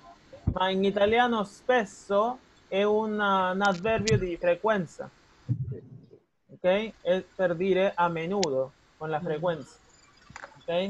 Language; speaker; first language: Italian; non-native, fluent; Spanish